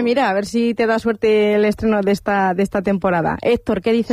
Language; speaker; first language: Spanish; native; Spanish